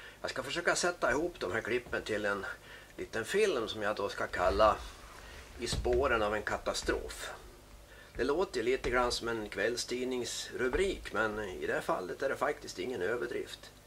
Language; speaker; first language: Swedish; native; Swedish